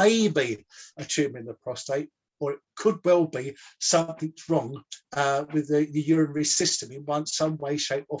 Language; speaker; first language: English; native; English